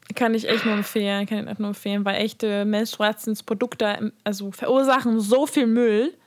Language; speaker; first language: German; non-native, fluent; Hungarian